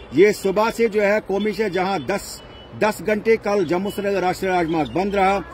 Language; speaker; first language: Hindi; native; Hindi